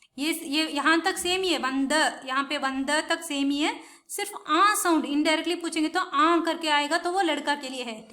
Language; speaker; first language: Hindi; non-native, local second language; Tamil